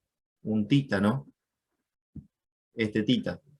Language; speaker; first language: Spanish; native; Spanish